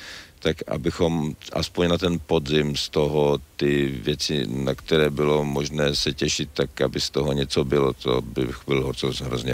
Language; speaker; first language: Czech; native; Czech